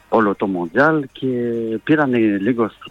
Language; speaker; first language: Greek; non-native, fluent; French